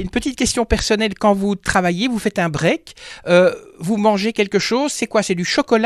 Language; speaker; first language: French; native; French